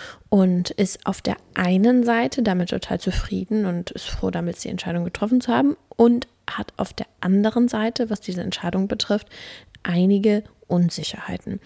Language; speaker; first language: German; native; German